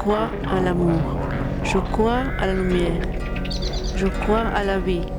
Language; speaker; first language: French; non-native, learner; Spanish